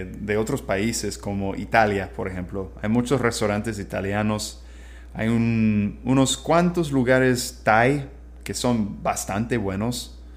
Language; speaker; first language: Spanish; non-native, fluent; English